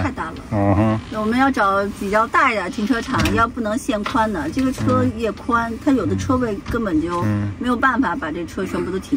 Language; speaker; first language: Chinese; native; Chinese